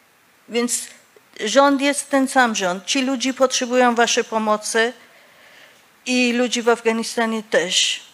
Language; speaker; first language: Polish; non-native, fluent; Persian